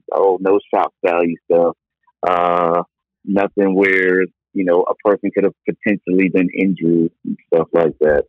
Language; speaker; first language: English; native; English